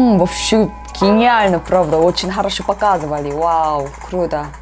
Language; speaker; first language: Russian; non-native, learner; Korean